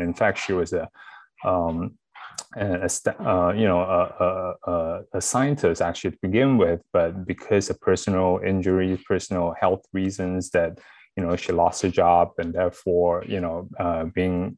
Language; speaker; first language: English; non-native, local second language; Chinese